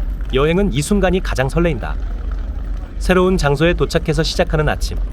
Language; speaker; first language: Korean; native; Korean